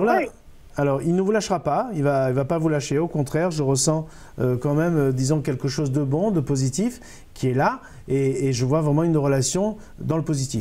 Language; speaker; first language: French; native; French